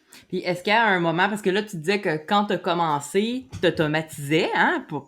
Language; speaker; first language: French; native; French